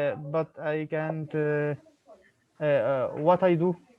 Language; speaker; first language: English; non-native, learner; Arabic